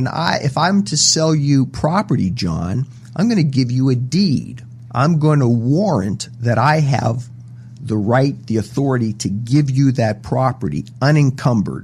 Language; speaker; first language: English; native; English